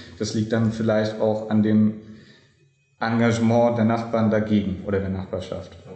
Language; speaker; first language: German; native; German